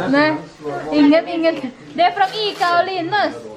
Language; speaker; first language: Swedish; non-native, fluent; Indonesian